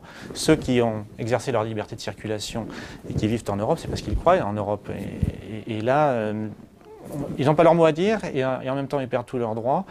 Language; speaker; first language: French; native; French